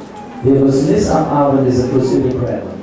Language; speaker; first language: German; non-native, fluent; Sinhala